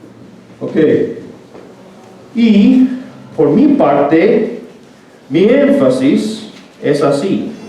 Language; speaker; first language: Spanish; non-native, fluent; English